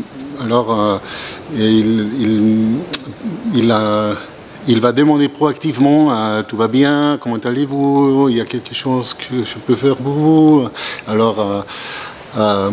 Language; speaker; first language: French; non-native, learner; German